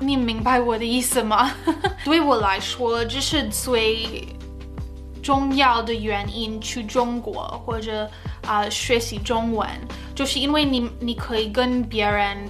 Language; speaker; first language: Chinese; non-native, fluent; English